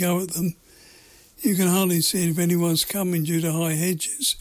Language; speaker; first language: English; native; English